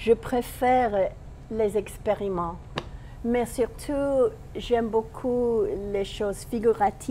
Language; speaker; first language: French; non-native, fluent; English